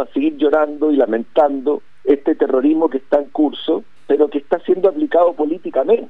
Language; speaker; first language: Spanish; native; Spanish